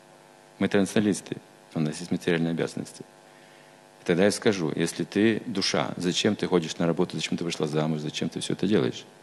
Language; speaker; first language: Russian; native; Russian